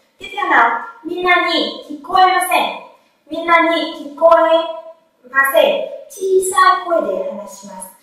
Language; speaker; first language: Japanese; non-native, fluent; Vietnamese